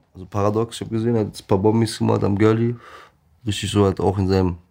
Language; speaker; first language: German; early bilingual, other home language; Turkish